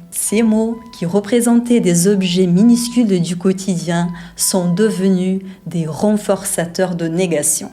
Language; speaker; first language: French; non-native, fluent; Portuguese